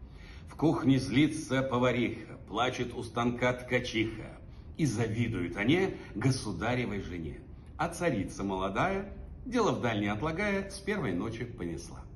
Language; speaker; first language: Russian; native; Russian